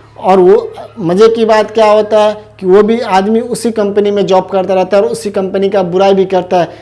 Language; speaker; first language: Hindi; native; Hindi